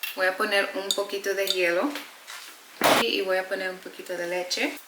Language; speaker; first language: Spanish; early bilingual, other home language; English